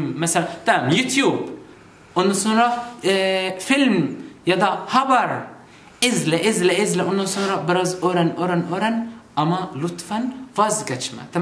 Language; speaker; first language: Turkish; non-native, fluent; Arabic